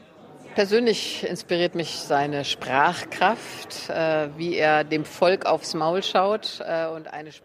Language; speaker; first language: German; native; German